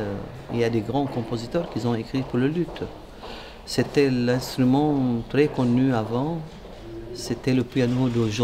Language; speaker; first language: French; non-native, local second language; Arabic